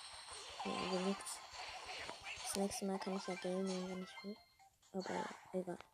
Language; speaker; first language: German; native; German